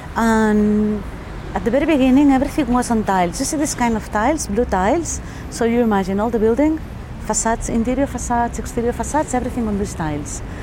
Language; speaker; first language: English; non-native, fluent; German